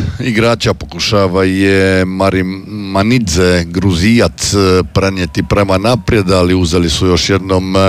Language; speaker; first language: Serbian; native; Serbian